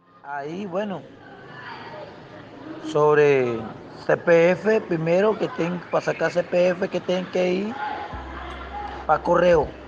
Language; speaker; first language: Spanish; non-native, local second language; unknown